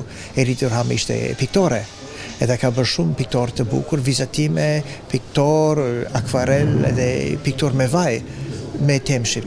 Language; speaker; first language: Albanian; non-native, fluent; English